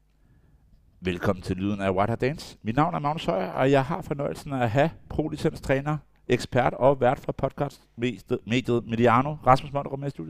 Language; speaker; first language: Danish; native; Danish